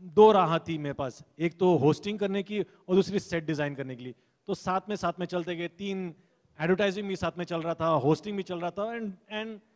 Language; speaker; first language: Hindi; native; Hindi